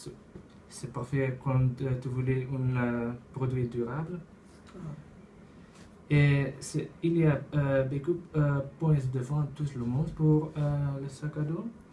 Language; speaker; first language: French; non-native, learner; Dutch